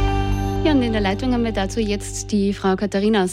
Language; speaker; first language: German; native; German